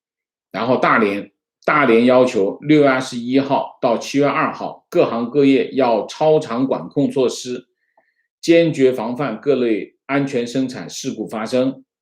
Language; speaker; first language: Chinese; native; Chinese